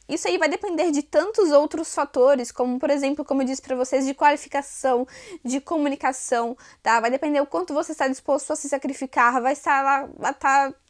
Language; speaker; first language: Portuguese; native; Portuguese